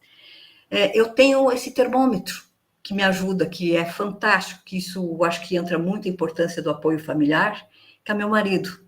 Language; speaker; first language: Portuguese; native; Portuguese